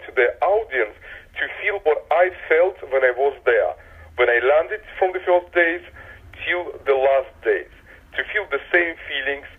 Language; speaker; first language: English; non-native, fluent; Russian